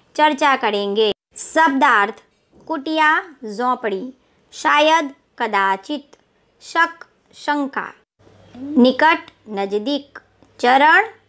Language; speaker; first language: Hindi; non-native, local second language; Gujarati